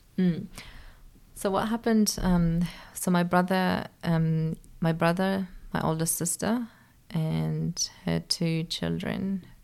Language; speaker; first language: English; early bilingual, other home language; Persian